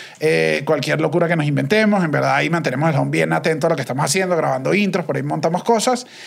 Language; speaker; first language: Spanish; native; Spanish